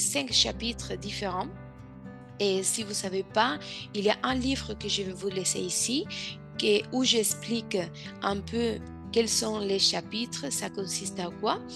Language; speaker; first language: French; non-native, fluent; Spanish